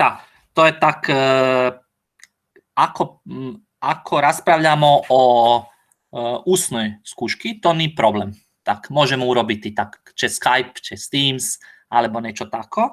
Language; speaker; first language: Slovak; non-native, learner; Croatian